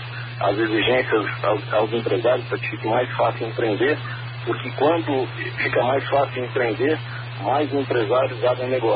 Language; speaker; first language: Portuguese; native; Portuguese